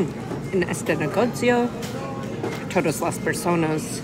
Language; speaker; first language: Spanish; non-native, learner; English